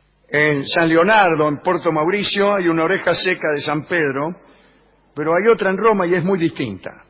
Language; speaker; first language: Spanish; native; Spanish